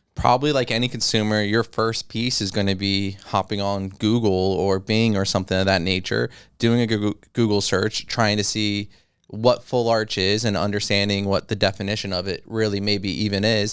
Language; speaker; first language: English; native; English